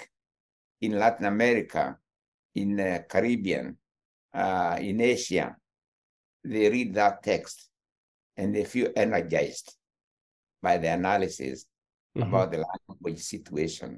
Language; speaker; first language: English; non-native, local second language; Kikuyu